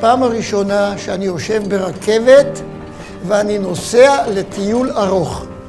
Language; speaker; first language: Hebrew; non-native, fluent; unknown